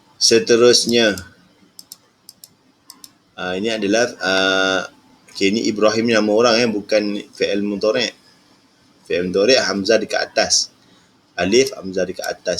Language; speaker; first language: Malay; native; Malay